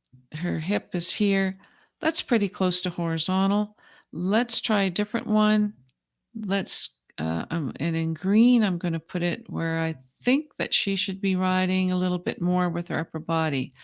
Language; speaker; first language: English; native; English